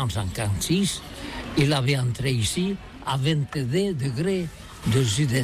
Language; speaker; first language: French; non-native, learner; Catalan